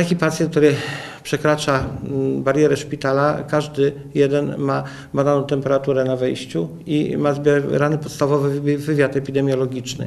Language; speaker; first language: Polish; native; Polish